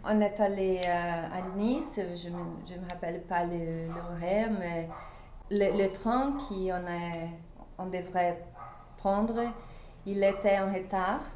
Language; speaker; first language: French; non-native, fluent; Portuguese